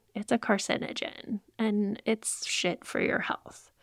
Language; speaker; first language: English; native; English